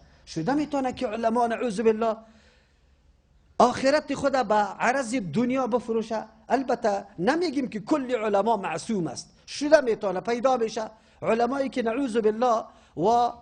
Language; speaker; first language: Persian; native; Persian